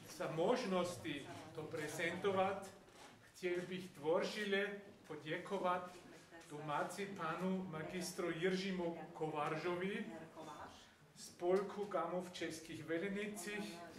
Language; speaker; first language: Czech; non-native, fluent; German